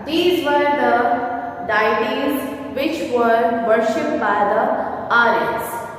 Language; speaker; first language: English; non-native, local second language; Hindi